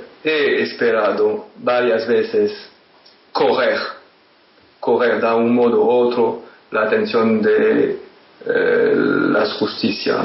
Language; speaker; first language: Spanish; non-native, fluent; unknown